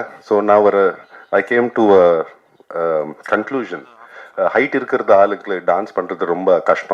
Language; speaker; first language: Tamil; non-native, local second language; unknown